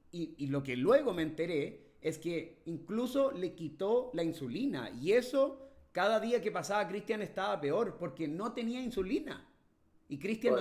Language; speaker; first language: Spanish; native; Spanish